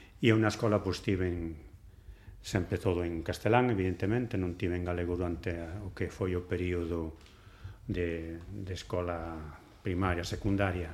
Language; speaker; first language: Galician; non-native, local second language; Spanish